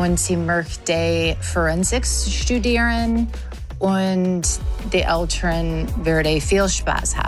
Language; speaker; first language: German; non-native, learner; English